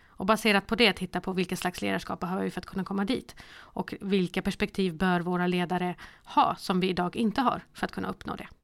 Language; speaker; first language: Swedish; early bilingual, other home language; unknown